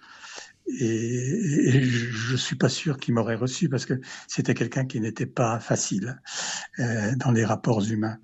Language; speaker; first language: French; native; French